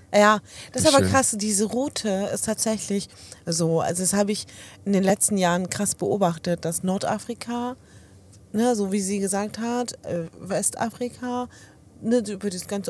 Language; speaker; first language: German; early bilingual, other home language; Arabic